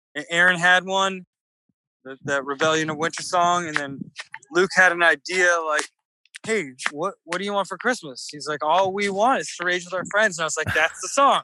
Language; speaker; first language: English; native; English